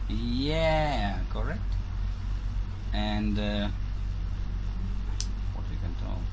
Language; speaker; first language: English; non-native, learner; German